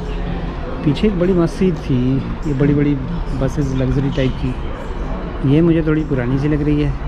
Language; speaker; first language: Hindi; native; Hindi